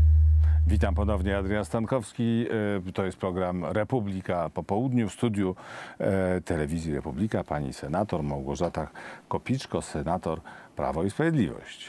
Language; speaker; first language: Polish; native; Polish